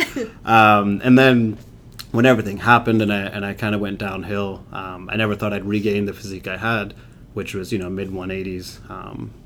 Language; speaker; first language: English; native; English